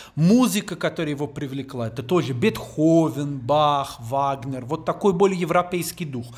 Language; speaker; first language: Russian; non-native, fluent; English